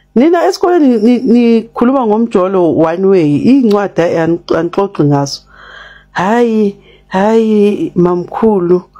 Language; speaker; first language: Zulu; native; Zulu